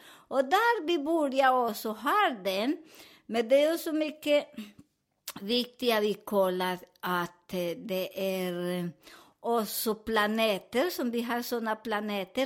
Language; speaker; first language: Swedish; non-native, fluent; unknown